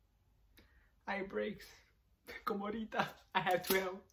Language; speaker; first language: Spanish; early bilingual, heritage; Spanish